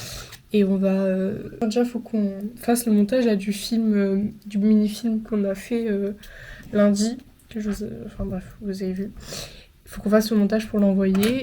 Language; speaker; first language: French; native; French